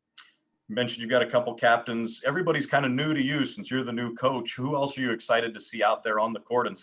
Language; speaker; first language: English; native; English